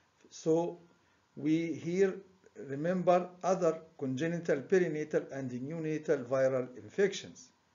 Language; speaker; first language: English; non-native, fluent; Arabic